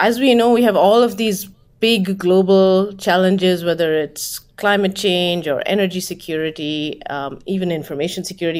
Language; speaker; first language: English; non-native, local second language; Bangla